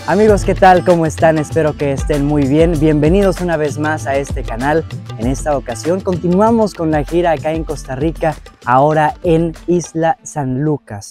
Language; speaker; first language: Spanish; native; Spanish